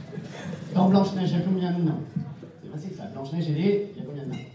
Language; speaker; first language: French; native; French